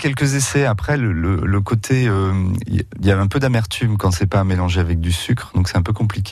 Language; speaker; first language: French; native; French